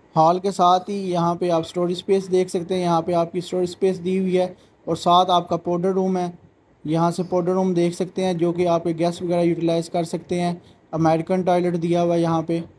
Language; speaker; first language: Urdu; non-native, local second language; Punjabi